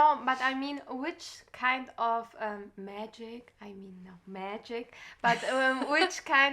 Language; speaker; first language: English; non-native, learner; German